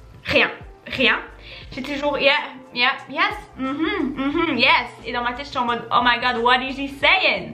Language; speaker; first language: French; native; French